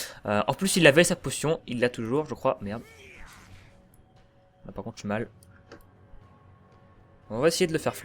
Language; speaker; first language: French; native; French